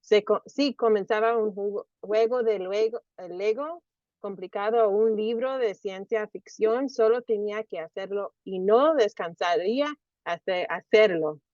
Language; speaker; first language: Spanish; early bilingual, heritage; Spanish